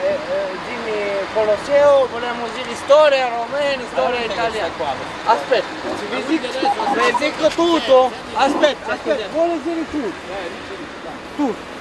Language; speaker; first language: Italian; non-native, learner; Romanian